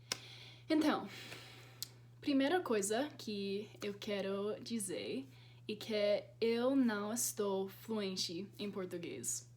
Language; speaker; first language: Portuguese; non-native, learner; English